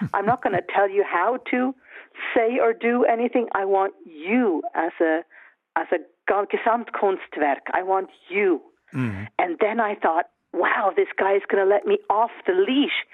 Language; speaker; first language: English; early bilingual, other home language; German